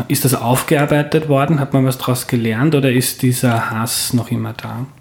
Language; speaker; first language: German; native; German